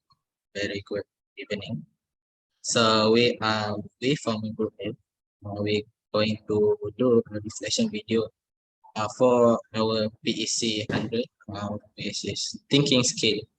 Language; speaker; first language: English; non-native, learner; Malay